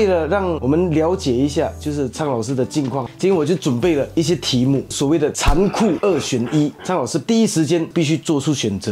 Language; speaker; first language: Chinese; native; Chinese